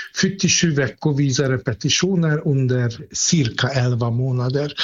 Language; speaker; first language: Swedish; non-native, fluent; Hungarian